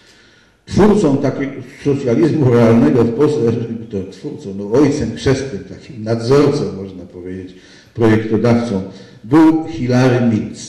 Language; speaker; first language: Polish; native; Polish